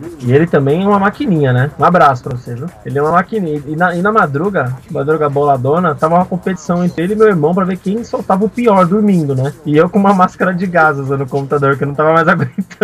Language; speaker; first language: Portuguese; native; Portuguese